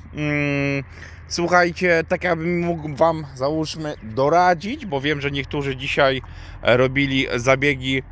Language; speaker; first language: Polish; native; Polish